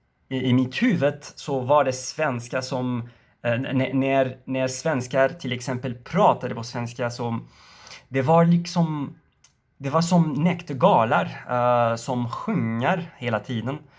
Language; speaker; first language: Swedish; non-native, learner; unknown